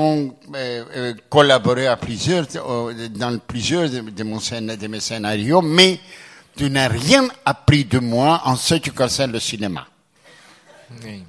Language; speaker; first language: French; non-native, fluent; Greek